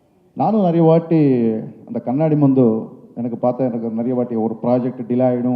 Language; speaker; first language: Tamil; non-native, learner; Telugu